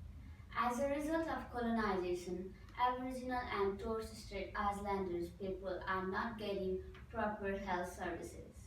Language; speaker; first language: English; non-native, fluent; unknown